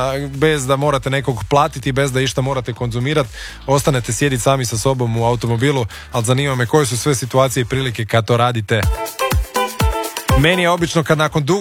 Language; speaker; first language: Croatian; native; Croatian